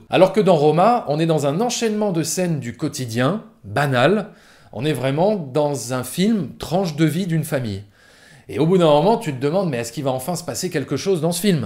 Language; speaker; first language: French; native; French